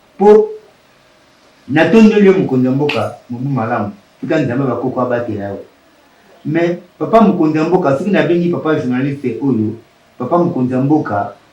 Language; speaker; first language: Lingala; non-native, local second language; Kongo